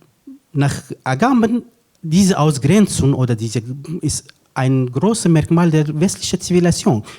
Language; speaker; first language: German; non-native, fluent; Kurdish